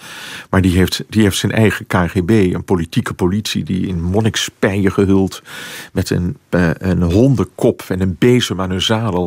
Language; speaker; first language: Dutch; native; Dutch